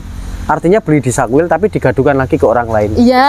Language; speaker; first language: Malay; non-native, local second language; Javanese